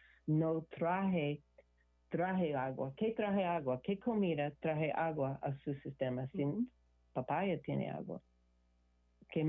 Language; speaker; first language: Spanish; non-native, learner; English